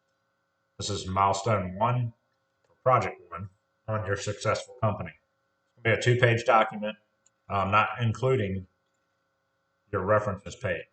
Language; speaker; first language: English; native; English